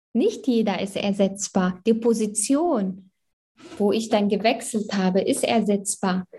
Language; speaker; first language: German; early bilingual, other home language; Arabic